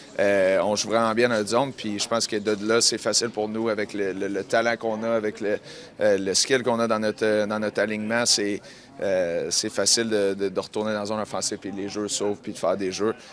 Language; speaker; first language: French; native; French